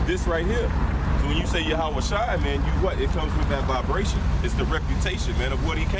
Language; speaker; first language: English; native; English